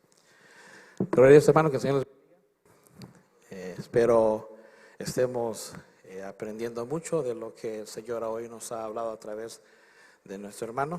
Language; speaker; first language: Spanish; native; Spanish